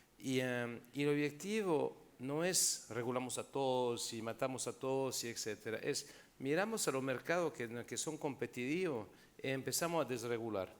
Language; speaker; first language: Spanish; non-native, fluent; Italian